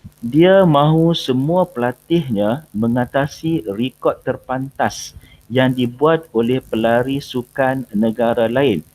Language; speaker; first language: Malay; native; Malay